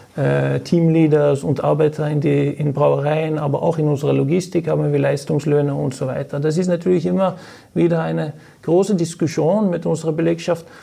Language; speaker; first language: German; non-native, fluent; Norwegian